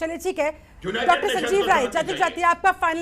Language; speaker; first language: Hindi; native; Hindi